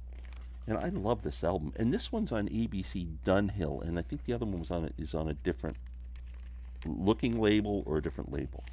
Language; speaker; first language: English; native; English